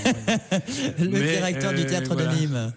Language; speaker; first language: French; native; French